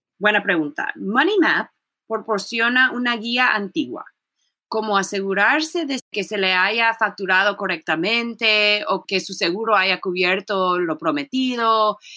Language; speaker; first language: Spanish; early bilingual, heritage; Spanish